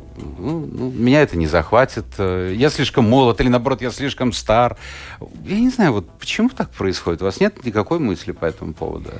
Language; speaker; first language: Russian; native; Russian